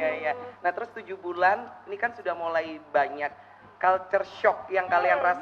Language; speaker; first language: Indonesian; native; Indonesian